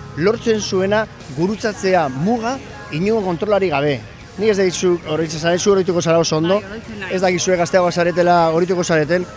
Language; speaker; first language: Basque; non-native, local second language; Spanish